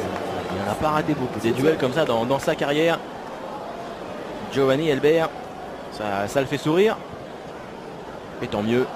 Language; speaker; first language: French; native; French